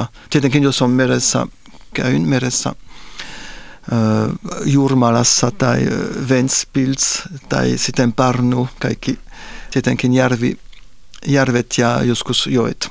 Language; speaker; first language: Finnish; non-native, fluent; French